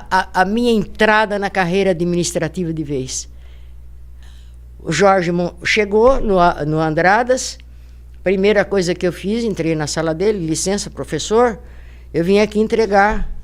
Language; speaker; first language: Portuguese; native; Portuguese